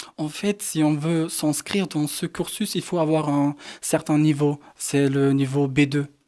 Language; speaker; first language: French; non-native, fluent; German